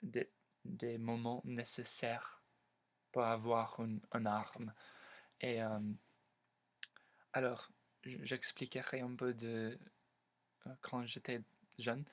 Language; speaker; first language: French; non-native, learner; English